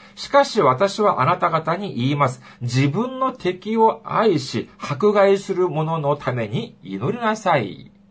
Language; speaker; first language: Japanese; non-native, fluent; Korean